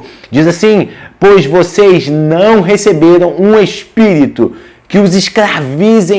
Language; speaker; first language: Portuguese; native; Portuguese